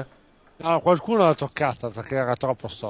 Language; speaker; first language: Italian; native; Italian